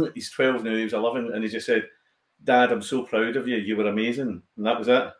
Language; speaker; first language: English; native; English